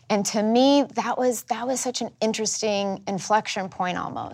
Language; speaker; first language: English; early bilingual, other home language; Spanish